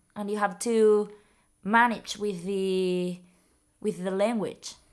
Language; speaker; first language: English; non-native, fluent; Spanish